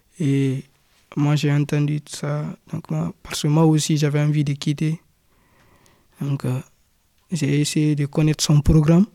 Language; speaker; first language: French; non-native, local second language; Fula